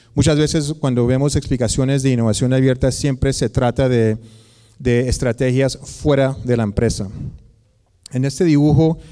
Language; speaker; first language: Spanish; early bilingual, heritage; Spanish